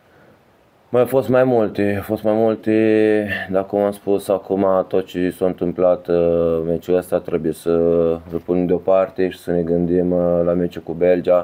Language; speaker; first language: Romanian; early bilingual, heritage; Romanian